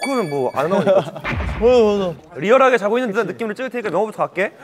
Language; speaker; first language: Korean; native; Korean